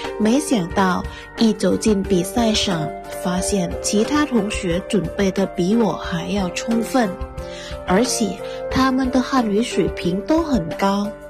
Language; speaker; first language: Chinese; non-native, fluent; Thai